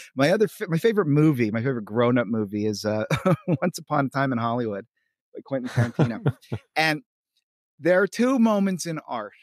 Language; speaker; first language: English; native; English